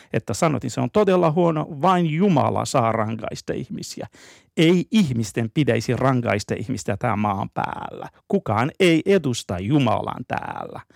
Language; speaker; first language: Finnish; non-native, fluent; Persian